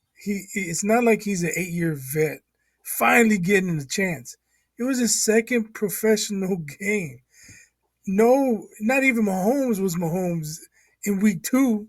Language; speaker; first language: English; native; English